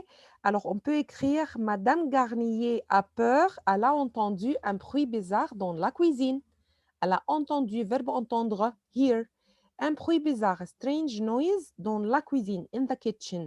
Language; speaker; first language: French; non-native, fluent; Arabic